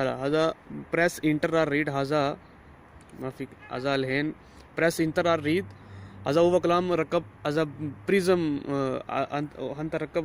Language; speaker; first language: Arabic; non-native, learner; Urdu